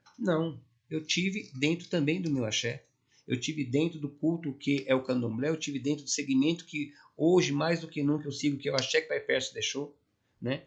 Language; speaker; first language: Portuguese; native; Portuguese